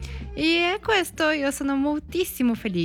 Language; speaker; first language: Italian; non-native, learner; Portuguese